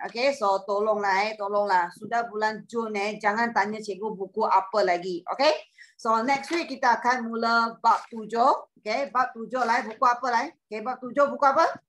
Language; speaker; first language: Malay; non-native, local second language; Chinese